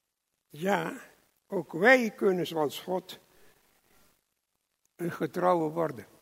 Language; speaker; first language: Dutch; non-native, local second language; English